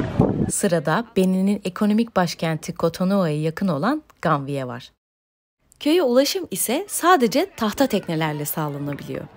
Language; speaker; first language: Turkish; native; Turkish